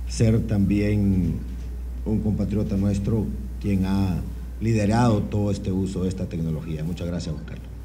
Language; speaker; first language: Spanish; native; Spanish